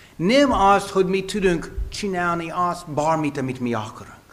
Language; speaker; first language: Hungarian; non-native, fluent; English